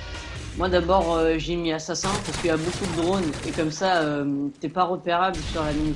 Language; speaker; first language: French; native; French